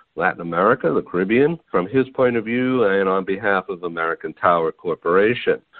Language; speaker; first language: English; native; English